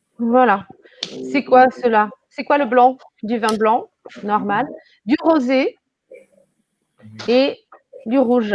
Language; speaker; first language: French; non-native, fluent; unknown